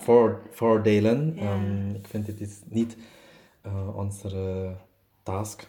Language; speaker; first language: Dutch; non-native, learner; German